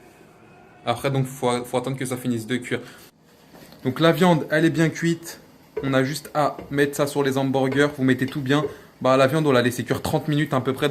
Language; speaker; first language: French; native; French